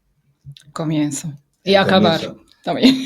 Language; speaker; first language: Spanish; non-native, fluent; Russian